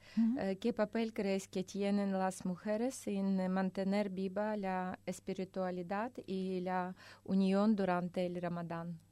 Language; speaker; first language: Spanish; non-native, fluent; Russian